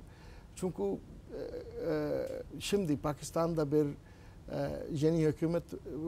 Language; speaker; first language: Turkish; non-native, learner; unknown